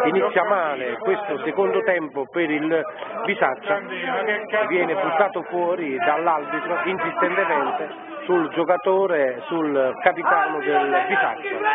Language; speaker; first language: Italian; native; Italian